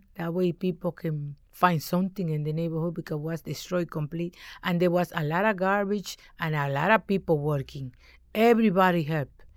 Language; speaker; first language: English; non-native, learner; Spanish